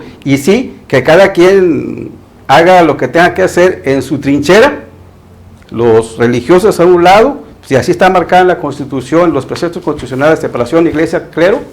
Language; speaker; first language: Spanish; native; Spanish